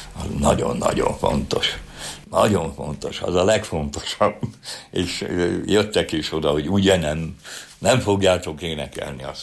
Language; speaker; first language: Hungarian; native; Hungarian